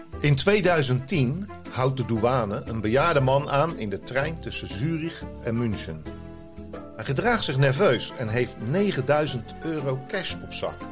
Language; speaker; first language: Dutch; native; Dutch